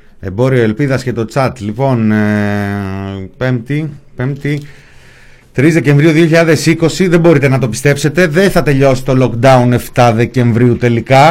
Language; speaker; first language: Greek; native; Greek